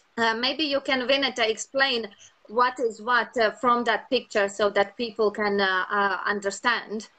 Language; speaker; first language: English; non-native, fluent; Latvian